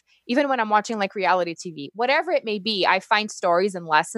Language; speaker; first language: English; non-native, fluent; Portuguese